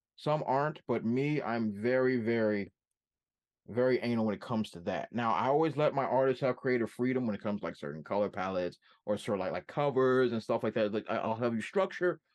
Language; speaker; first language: English; native; English